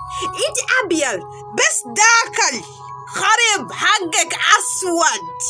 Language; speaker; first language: Arabic; non-native, learner; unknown